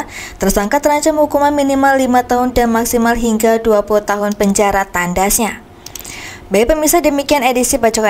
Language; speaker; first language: Indonesian; native; Indonesian